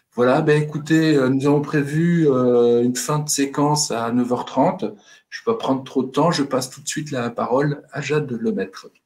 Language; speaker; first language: French; native; French